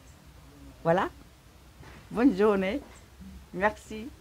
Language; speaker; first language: French; non-native, learner; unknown